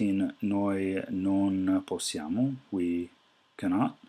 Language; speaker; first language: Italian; non-native, fluent; English